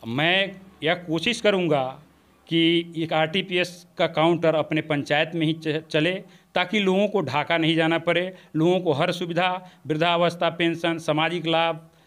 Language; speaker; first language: Hindi; native; Hindi